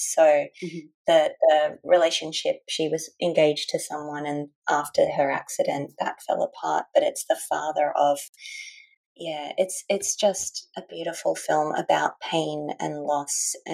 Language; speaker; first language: English; native; English